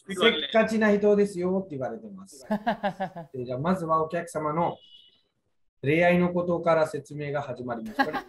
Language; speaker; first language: Japanese; non-native, fluent; Hindi